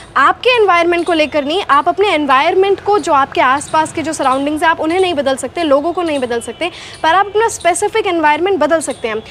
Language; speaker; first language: Hindi; native; Hindi